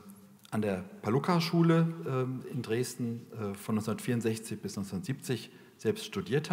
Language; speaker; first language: German; native; German